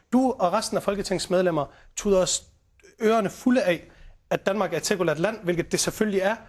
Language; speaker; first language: Danish; early bilingual, other home language; Arabic